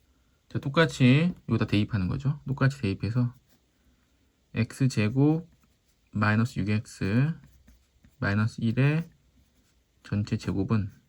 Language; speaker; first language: Korean; native; Korean